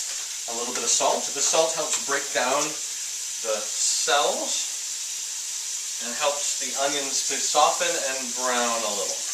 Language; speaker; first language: English; native; English